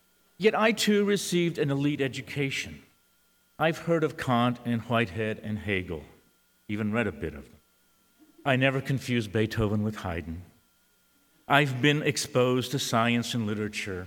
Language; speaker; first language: English; early bilingual, other home language; Spanish